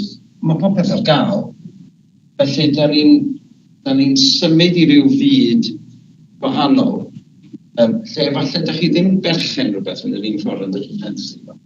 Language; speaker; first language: Welsh; native; Welsh